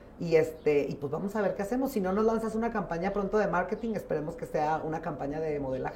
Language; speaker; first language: Spanish; native; Spanish